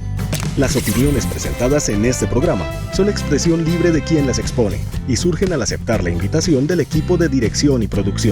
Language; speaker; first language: Spanish; native; Spanish